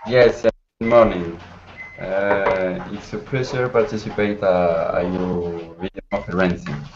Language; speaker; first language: English; non-native, learner; French